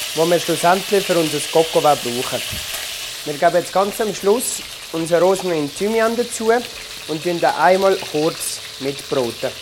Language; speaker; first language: German; native; German